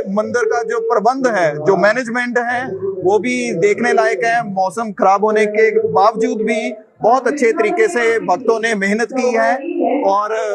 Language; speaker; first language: Hindi; non-native, local second language; Gujarati